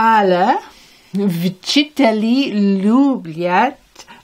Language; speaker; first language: Ukrainian; non-native, learner; English